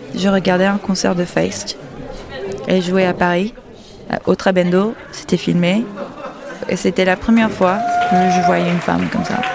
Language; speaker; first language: French; non-native, fluent; English